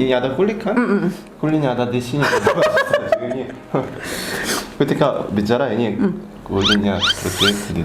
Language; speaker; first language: Indonesian; non-native, learner; Korean